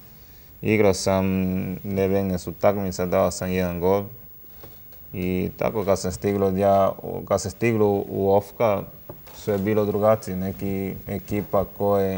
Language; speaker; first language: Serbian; non-native, learner; Spanish